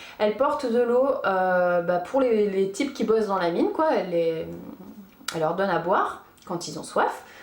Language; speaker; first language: French; early bilingual, other home language; Portuguese